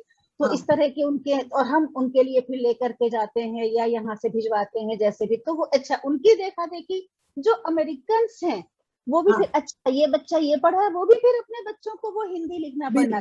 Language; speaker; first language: Hindi; native; Hindi